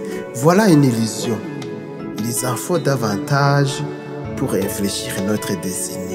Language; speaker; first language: French; non-native, local second language; Rundi